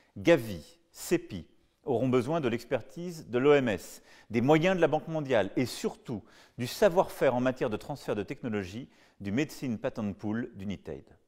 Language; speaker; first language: French; native; French